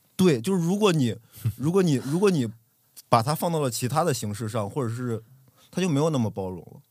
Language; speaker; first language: Chinese; native; Chinese